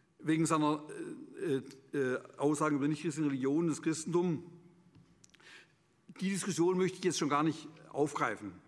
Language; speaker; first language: German; native; German